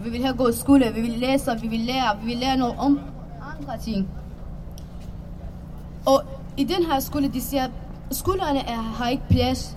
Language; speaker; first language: Danish; non-native, learner; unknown